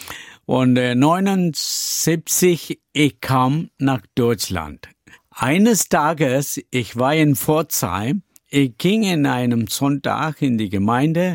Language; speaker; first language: German; non-native, learner; Tamil